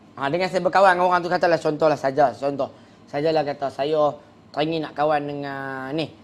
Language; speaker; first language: Malay; native; Malay